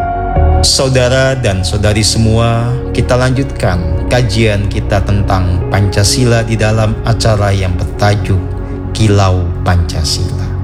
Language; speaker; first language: Indonesian; native; Indonesian